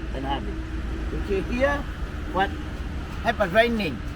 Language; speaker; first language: English; non-native, learner; Vietnamese